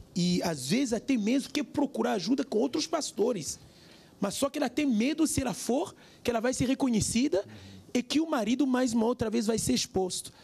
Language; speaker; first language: Portuguese; non-native, fluent; French